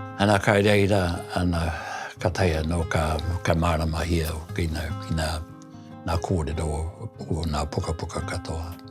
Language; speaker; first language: Māori; native; Māori